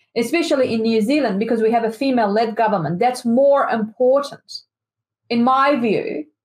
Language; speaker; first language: English; non-native, fluent; Persian